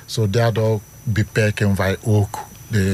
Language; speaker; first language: Dutch; non-native, fluent; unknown